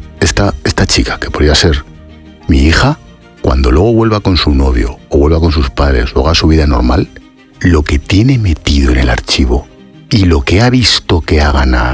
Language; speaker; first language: Spanish; native; Spanish